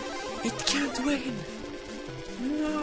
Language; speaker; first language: English; non-native, learner; Swedish